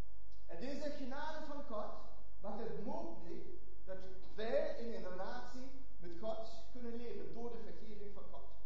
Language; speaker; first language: Dutch; non-native, fluent; German